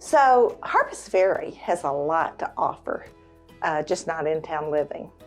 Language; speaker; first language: English; native; English